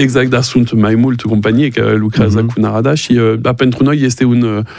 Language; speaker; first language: Romanian; non-native, learner; French